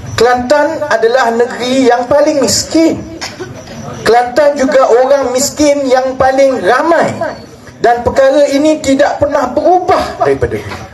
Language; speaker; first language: Malay; native; Malay